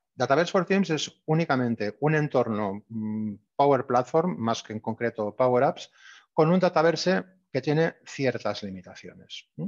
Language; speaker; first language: Spanish; native; Spanish